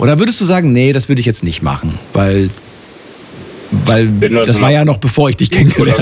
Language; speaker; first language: German; native; German